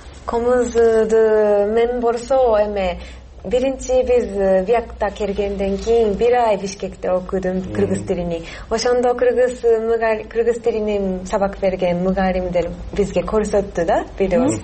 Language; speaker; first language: Kyrgyz; non-native, learner; Japanese